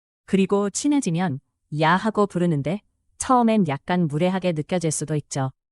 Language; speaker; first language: Korean; non-native, fluent; Chinese